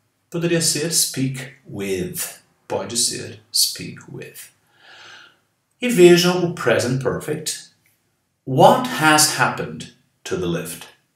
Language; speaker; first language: English; non-native, fluent; Portuguese